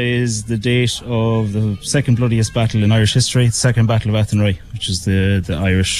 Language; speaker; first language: English; native; English